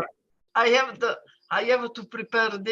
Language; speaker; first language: English; non-native, fluent; Italian